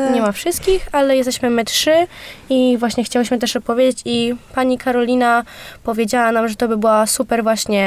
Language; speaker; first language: Polish; native; Polish